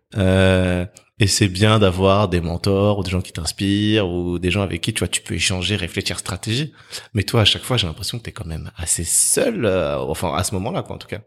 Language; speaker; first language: French; native; French